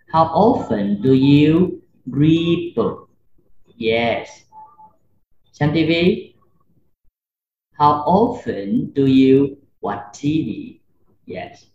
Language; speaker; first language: English; non-native, fluent; Vietnamese